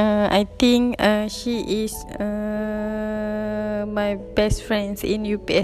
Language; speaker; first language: English; non-native, learner; Malay